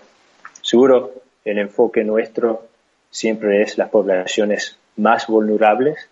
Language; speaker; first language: Spanish; non-native, fluent; English